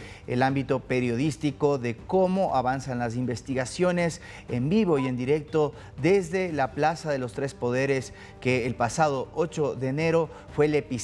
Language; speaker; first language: Spanish; native; Spanish